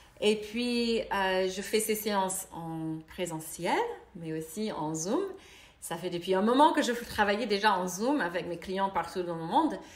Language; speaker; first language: French; non-native, fluent; English